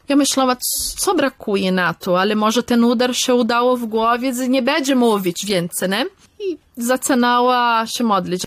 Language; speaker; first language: Polish; early bilingual, heritage; Polish